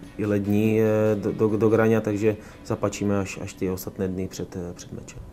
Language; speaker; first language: Polish; non-native, learner; Czech